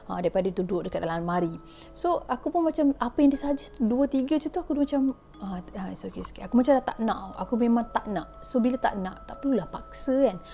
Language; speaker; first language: Malay; native; Malay